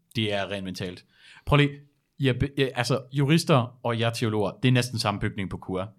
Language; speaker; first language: Danish; early bilingual, other home language; German